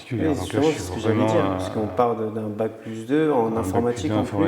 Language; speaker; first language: French; native; French